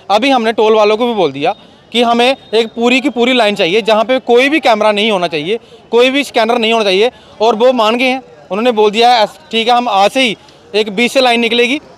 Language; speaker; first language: Hindi; native; Hindi